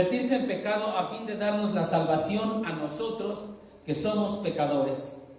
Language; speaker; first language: Spanish; native; Spanish